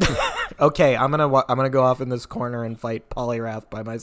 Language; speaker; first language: English; native; English